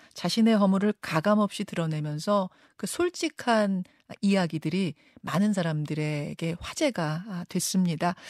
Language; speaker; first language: Korean; native; Korean